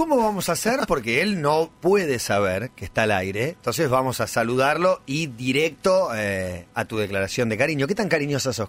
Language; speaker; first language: Spanish; native; Spanish